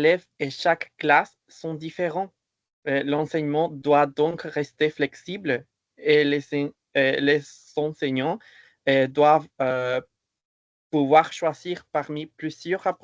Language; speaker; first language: French; non-native, fluent; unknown